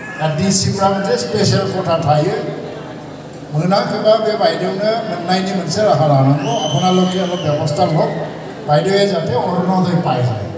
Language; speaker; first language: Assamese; non-native, local second language; Bodo